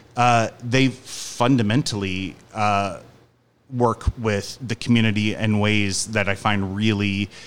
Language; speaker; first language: English; native; English